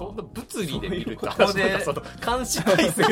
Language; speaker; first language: Japanese; native; Japanese